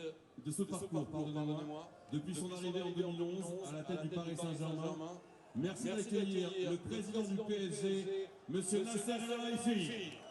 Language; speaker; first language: French; native; French